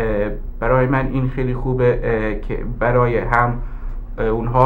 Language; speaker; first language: Persian; early bilingual, heritage; English